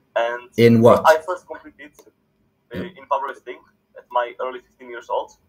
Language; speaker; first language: English; non-native, fluent; Czech